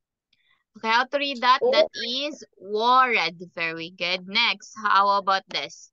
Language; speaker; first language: English; non-native, fluent; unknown